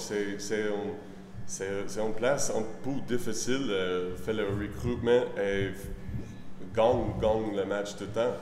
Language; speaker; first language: French; non-native, learner; English